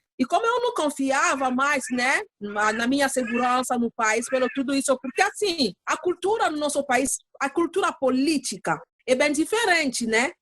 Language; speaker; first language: Portuguese; non-native, learner; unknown